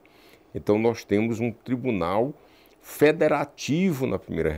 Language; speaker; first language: Portuguese; native; Portuguese